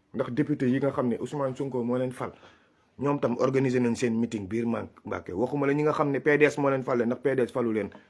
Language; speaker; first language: Wolof; non-native, local second language; Fula